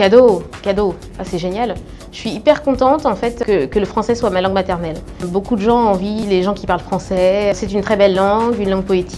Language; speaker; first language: French; native; French